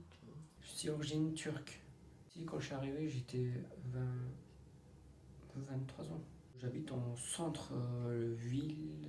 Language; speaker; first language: French; non-native, learner; Turkish